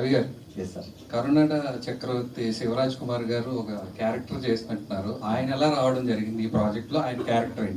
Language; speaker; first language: Telugu; native; Telugu